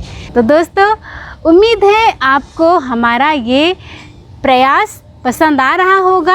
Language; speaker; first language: Hindi; native; Hindi